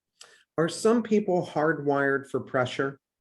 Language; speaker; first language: English; native; English